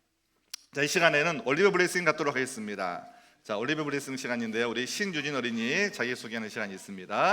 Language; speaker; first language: Korean; native; Korean